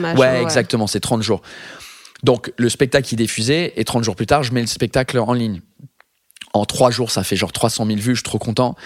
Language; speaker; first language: French; non-native, fluent; English